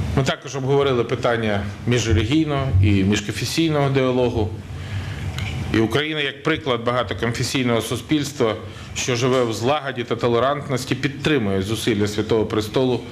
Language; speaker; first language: Ukrainian; native; Ukrainian